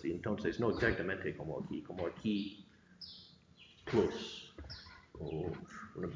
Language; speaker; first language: Spanish; non-native, fluent; English